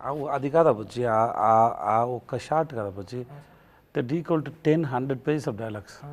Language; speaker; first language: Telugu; non-native, learner; Tamil